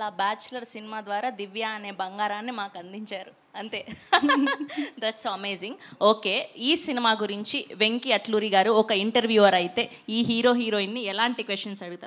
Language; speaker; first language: Telugu; native; Telugu